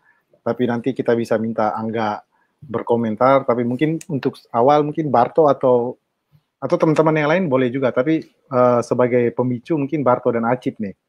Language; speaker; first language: Indonesian; native; Indonesian